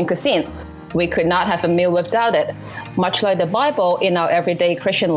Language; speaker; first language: English; non-native, local second language; Cantonese